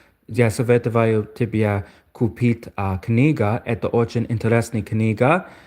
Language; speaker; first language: Russian; non-native, learner; English